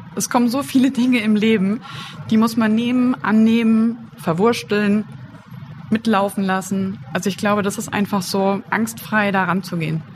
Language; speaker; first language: German; native; German